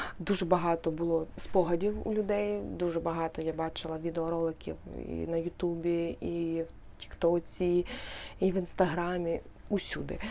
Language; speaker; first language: Ukrainian; non-native, local second language; Russian